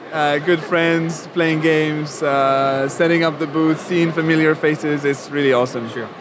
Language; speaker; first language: English; non-native, fluent; Arabic